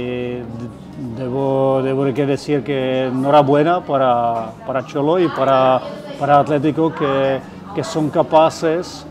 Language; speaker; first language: Spanish; non-native, fluent; Czech